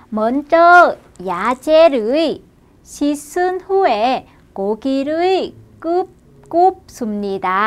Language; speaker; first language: Korean; non-native, fluent; Vietnamese